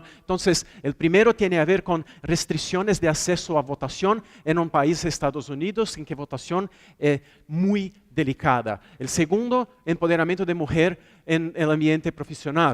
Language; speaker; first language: Spanish; non-native, fluent; Portuguese